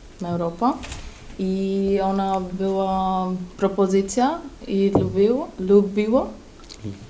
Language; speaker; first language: Polish; non-native, learner; Portuguese